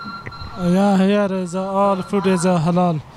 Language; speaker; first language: English; non-native, learner; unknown